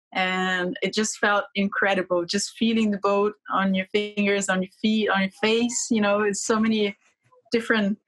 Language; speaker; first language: English; non-native, fluent; Portuguese